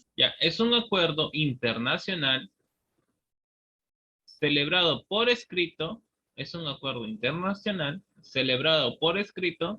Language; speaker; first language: Spanish; native; Spanish